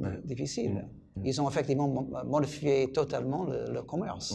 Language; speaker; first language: French; non-native, fluent; English